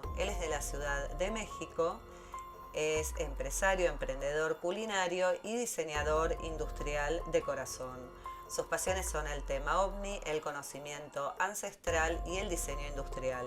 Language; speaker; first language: Spanish; native; Spanish